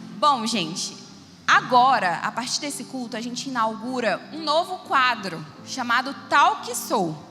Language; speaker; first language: Portuguese; native; Portuguese